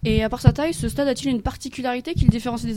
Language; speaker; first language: French; native; French